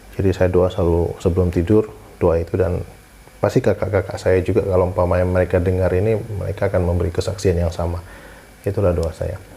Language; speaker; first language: Indonesian; native; Indonesian